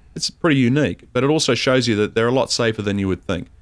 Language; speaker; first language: English; native; English